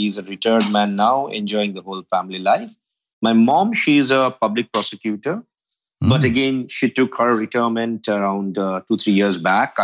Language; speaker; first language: English; non-native, local second language; Bangla